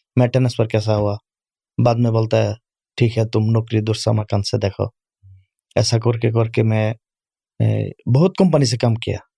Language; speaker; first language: Urdu; non-native, learner; Bangla